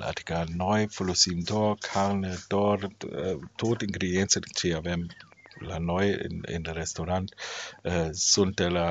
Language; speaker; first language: Romanian; non-native, learner; German